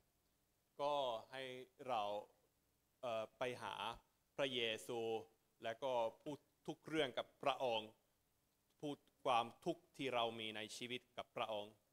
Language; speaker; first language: Thai; non-native, fluent; Finnish